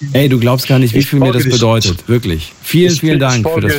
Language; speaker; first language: German; native; German